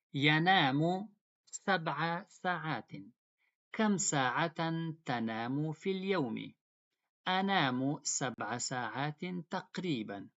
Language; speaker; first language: Arabic; non-native, fluent; Pashto